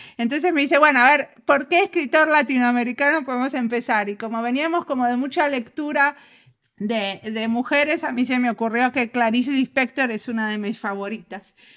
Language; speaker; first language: Spanish; native; Spanish